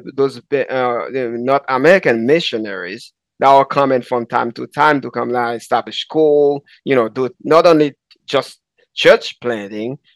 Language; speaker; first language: English; non-native, fluent; Haitian Creole